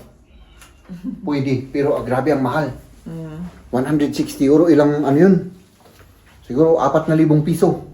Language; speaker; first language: Filipino; native; Filipino